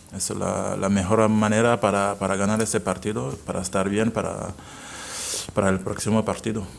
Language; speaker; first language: Spanish; non-native, fluent; Bambara